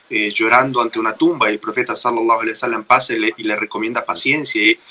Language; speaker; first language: Spanish; native; Spanish